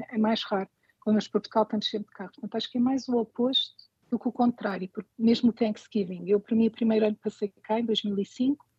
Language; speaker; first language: Portuguese; native; Portuguese